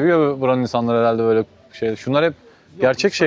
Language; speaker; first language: Turkish; native; Turkish